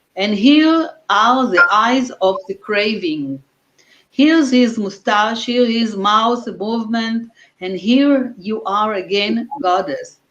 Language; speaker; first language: English; non-native, fluent; Hebrew